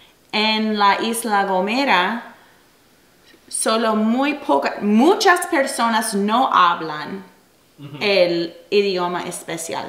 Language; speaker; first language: Spanish; non-native, fluent; English